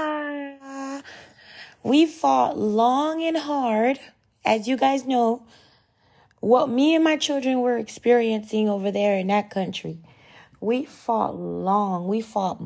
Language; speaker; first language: English; native; English